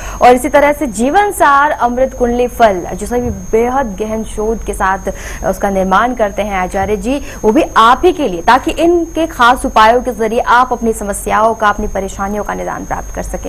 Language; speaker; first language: Hindi; native; Hindi